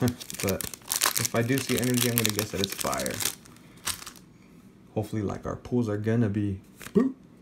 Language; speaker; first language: English; native; English